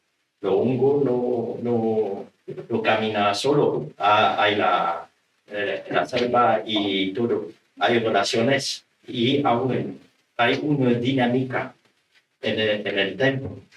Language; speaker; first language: Spanish; non-native, learner; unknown